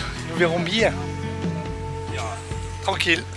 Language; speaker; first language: French; native; French